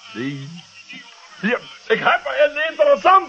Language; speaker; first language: Dutch; native; Dutch